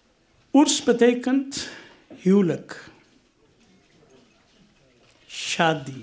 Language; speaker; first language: Dutch; non-native, fluent; Urdu